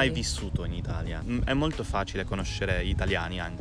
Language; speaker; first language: Italian; non-native, fluent; English